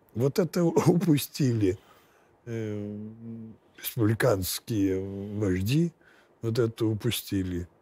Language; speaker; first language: Russian; non-native, fluent; Lithuanian